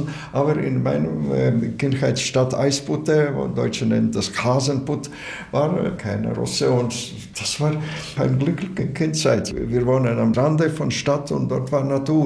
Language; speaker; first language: German; non-native, learner; Latvian